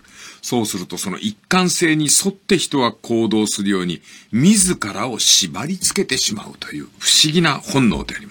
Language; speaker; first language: Japanese; native; Japanese